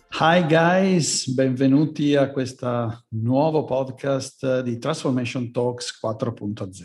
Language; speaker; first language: Italian; native; Italian